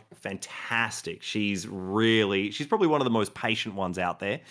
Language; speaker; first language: English; native; English